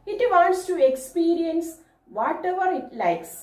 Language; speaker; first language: English; non-native, local second language; Malayalam